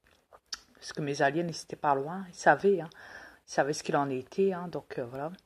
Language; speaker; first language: French; native; French